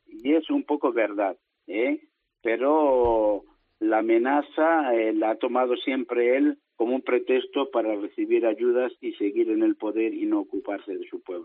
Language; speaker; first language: Spanish; native; Spanish